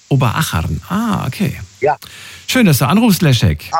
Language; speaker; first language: German; native; German